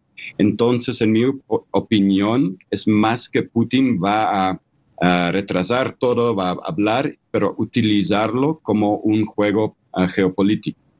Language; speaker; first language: Spanish; non-native, fluent; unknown